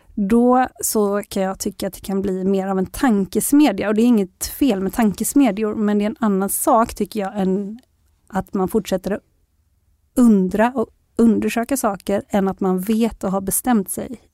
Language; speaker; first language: Swedish; native; Swedish